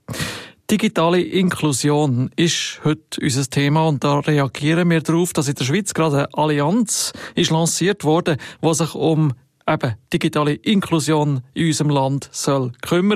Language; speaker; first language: German; native; German